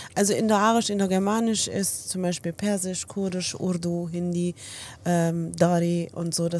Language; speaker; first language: German; early bilingual, other home language; Arabic